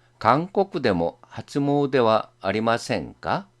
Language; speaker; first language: Japanese; non-native, fluent; Korean